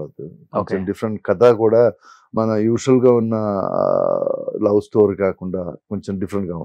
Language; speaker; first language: Telugu; non-native, local second language; Malayalam